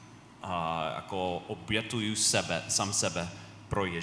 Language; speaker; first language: Czech; non-native, fluent; English